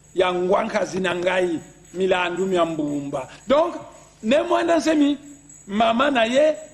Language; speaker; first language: Lingala; non-native, local second language; Kongo